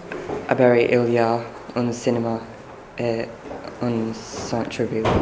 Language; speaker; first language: French; non-native, learner; English